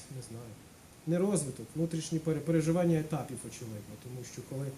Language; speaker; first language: Ukrainian; native; Ukrainian